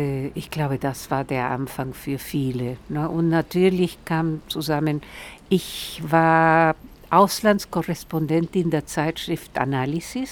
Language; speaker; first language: German; non-native, fluent; Spanish